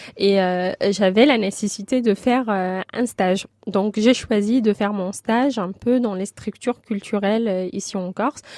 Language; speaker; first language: French; non-native, local second language; Arabic